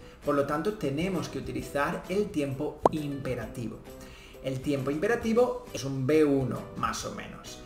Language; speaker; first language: Spanish; native; Spanish